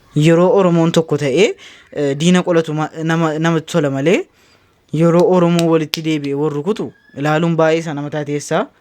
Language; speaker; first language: Oromo; native; Oromo